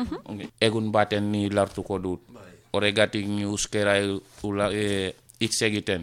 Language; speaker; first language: Basque; non-native, learner; Wolof